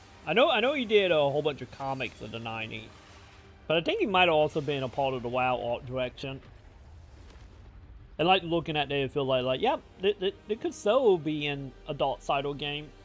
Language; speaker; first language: English; native; English